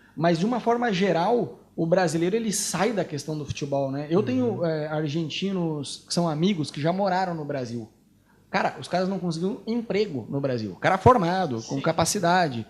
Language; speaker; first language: Portuguese; native; Portuguese